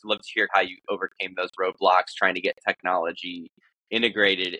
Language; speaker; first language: English; native; English